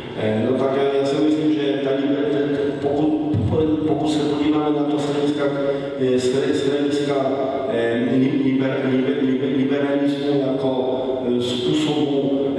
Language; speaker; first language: Czech; non-native, fluent; Polish